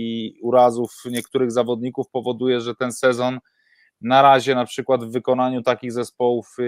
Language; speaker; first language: Polish; native; Polish